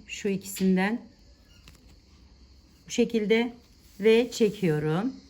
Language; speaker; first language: Turkish; native; Turkish